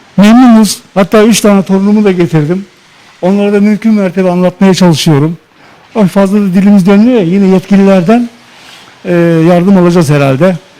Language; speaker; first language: Turkish; native; Turkish